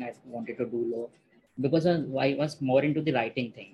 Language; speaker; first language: English; non-native, local second language; Hindi